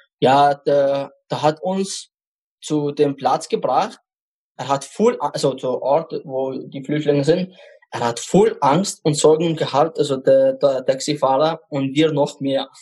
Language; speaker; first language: German; non-native, fluent; Arabic